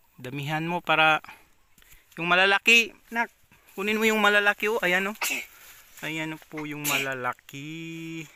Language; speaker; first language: Filipino; non-native, local second language; Cebuano